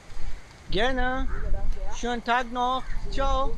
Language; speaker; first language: German; non-native, fluent; Urdu